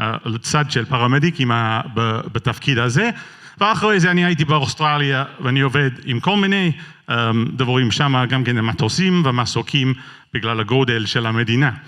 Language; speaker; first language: Hebrew; non-native, learner; English